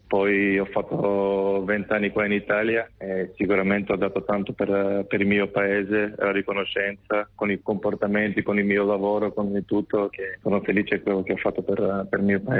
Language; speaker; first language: Italian; non-native, fluent; Macedonian